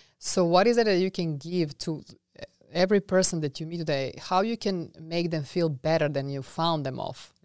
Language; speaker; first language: English; non-native, fluent; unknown